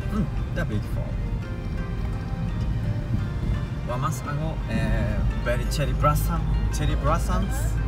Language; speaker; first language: English; non-native, learner; Japanese